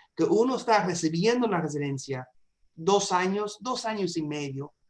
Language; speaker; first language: Spanish; early bilingual, other home language; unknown